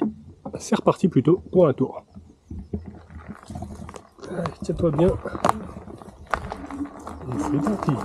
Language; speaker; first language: French; native; French